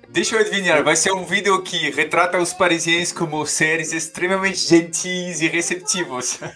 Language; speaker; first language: Portuguese; non-native, fluent; French